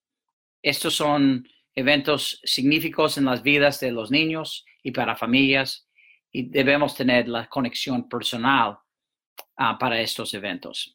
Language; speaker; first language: Spanish; non-native, fluent; English